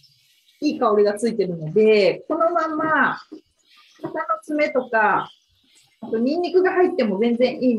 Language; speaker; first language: Japanese; native; Japanese